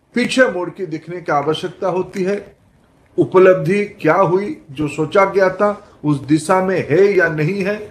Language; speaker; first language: Hindi; non-native, local second language; Odia